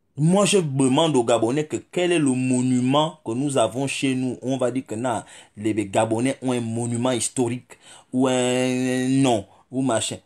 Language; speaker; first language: French; non-native, local second language; Fang